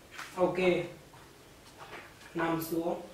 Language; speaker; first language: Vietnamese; non-native, learner; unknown